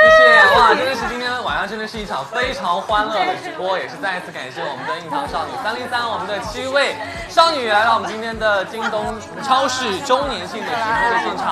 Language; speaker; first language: Chinese; native; Chinese